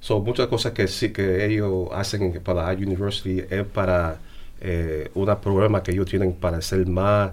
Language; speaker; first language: Spanish; early bilingual, heritage; English